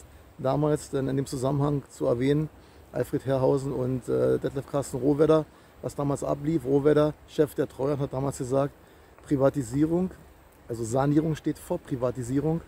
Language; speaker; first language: German; native; German